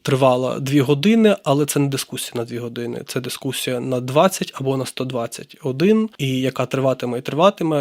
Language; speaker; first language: Ukrainian; native; Ukrainian